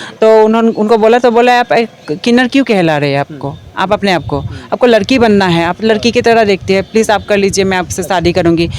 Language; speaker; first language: Hindi; non-native, local second language; Assamese